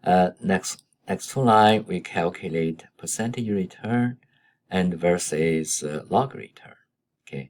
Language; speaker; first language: English; non-native, fluent; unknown